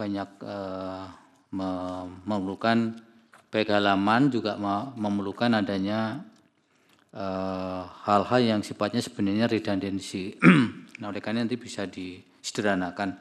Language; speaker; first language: Indonesian; native; Indonesian